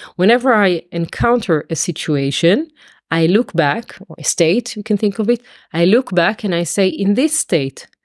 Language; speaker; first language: English; non-native, fluent; Hebrew